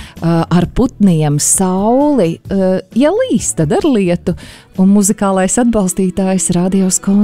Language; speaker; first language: Latvian; native; Latvian